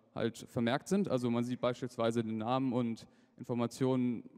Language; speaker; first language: German; native; German